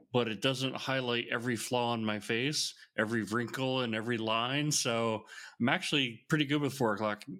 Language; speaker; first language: English; native; English